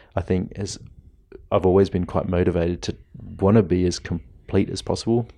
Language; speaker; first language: English; native; English